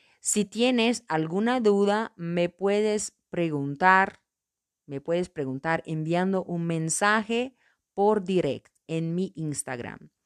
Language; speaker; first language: Spanish; non-native, fluent; Portuguese